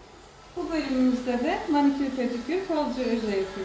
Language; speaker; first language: Turkish; native; Turkish